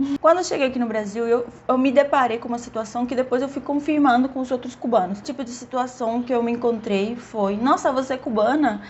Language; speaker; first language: Portuguese; non-native, fluent; Spanish